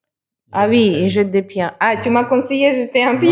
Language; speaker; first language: French; non-native, fluent; Russian